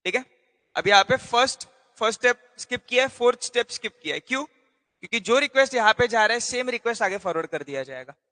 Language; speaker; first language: Hindi; non-native, local second language; Marathi